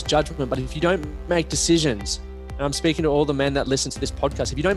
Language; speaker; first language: English; native; English